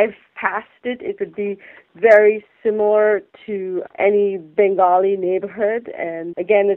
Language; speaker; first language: English; non-native, local second language; Bangla